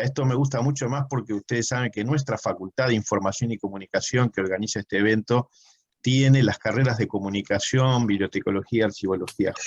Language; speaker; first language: Spanish; native; Spanish